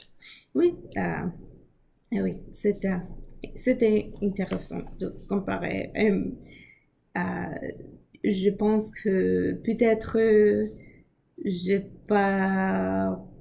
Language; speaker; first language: French; non-native, learner; English